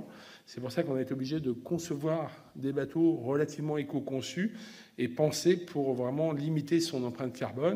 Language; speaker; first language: French; native; French